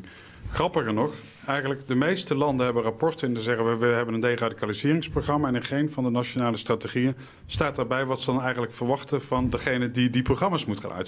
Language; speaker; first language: Dutch; native; Dutch